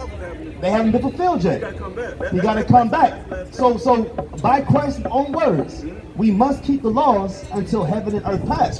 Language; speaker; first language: English; native; English